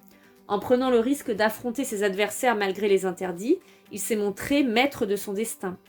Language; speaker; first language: French; native; French